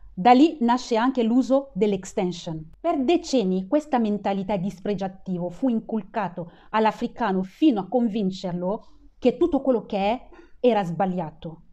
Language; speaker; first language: Italian; non-native, fluent; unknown